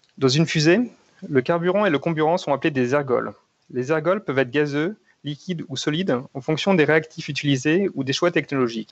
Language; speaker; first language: French; native; French